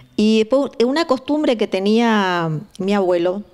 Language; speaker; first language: Spanish; native; Spanish